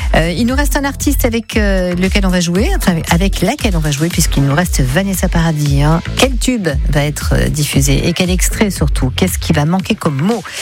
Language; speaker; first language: French; native; French